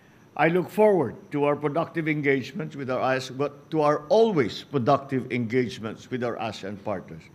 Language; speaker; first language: English; non-native, local second language; Filipino